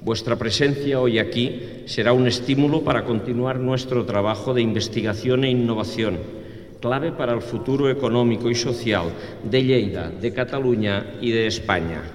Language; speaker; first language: Spanish; non-native, local second language; Catalan